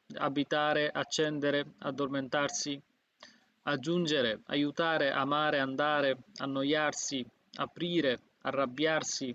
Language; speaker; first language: Italian; non-native, fluent; Bangla